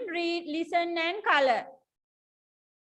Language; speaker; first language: English; non-native, local second language; Sinhala